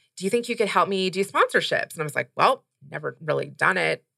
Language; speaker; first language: English; native; English